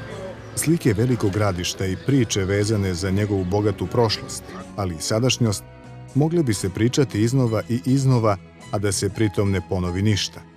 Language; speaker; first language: Bosnian; native; Bosnian